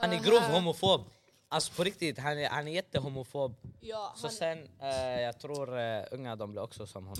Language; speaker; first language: Swedish; early bilingual, other home language; Arabic